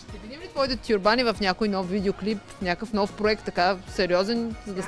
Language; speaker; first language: Bulgarian; native; Bulgarian